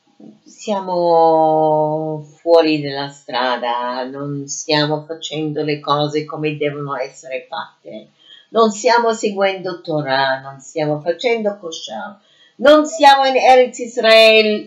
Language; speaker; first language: Italian; non-native, fluent; English